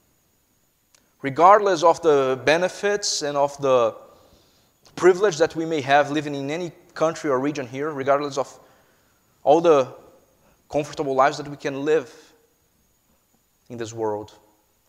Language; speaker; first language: English; non-native, fluent; Portuguese